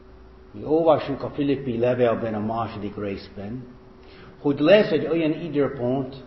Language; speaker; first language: Hungarian; non-native, fluent; English